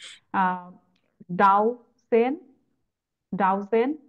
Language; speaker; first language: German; non-native, learner; Bangla